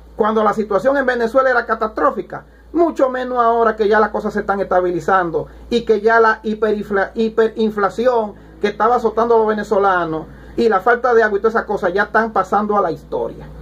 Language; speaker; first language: Spanish; native; Spanish